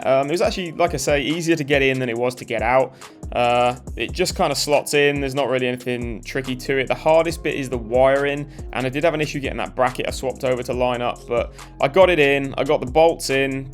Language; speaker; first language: English; native; English